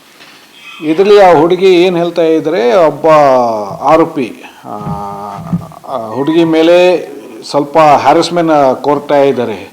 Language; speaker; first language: Kannada; non-native, learner; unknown